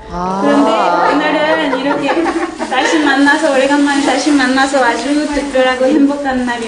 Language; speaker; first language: Korean; non-native, learner; French